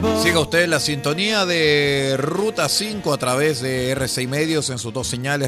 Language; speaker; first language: Spanish; native; Spanish